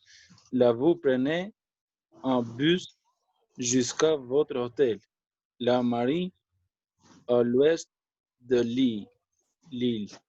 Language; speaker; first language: French; non-native, learner; Albanian